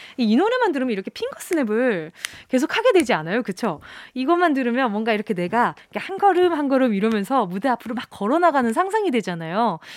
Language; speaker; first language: Korean; native; Korean